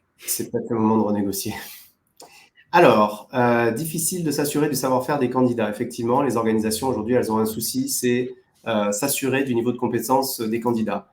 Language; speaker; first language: French; native; French